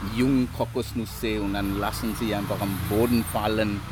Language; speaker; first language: German; non-native, fluent; Sinhala